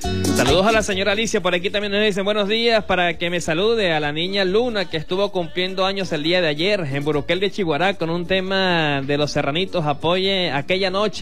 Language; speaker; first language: Spanish; native; Spanish